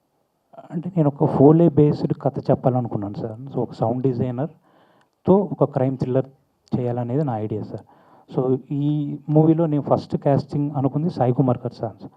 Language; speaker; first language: Telugu; native; Telugu